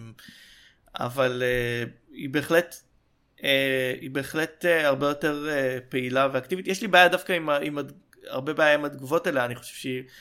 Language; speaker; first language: Hebrew; native; Hebrew